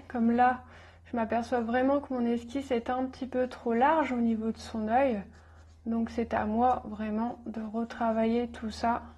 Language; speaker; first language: French; native; French